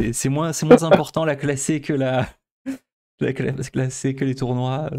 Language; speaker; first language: French; native; French